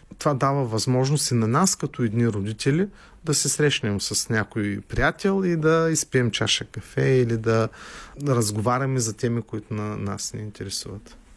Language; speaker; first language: Bulgarian; native; Bulgarian